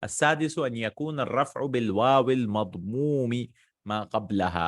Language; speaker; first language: Arabic; non-native, fluent; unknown